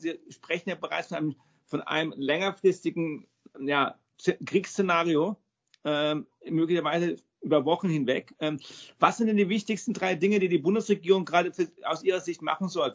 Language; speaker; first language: German; native; German